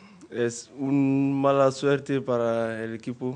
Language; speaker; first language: Spanish; non-native, learner; French